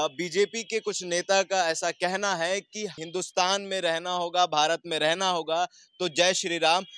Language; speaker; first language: Hindi; native; Hindi